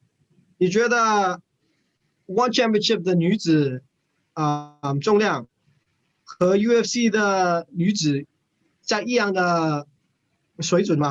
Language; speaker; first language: Chinese; non-native, fluent; English